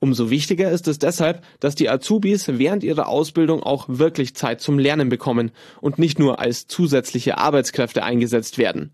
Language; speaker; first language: German; native; German